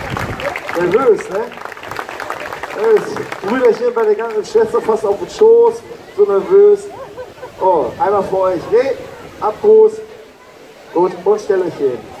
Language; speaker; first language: German; native; German